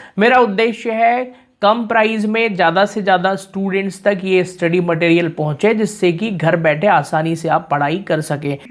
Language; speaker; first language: Hindi; native; Hindi